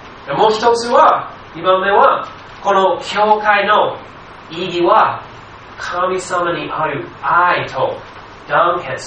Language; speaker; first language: Japanese; non-native, fluent; English